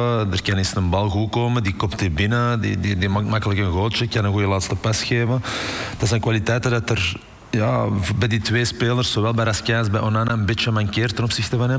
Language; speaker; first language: Dutch; native; Dutch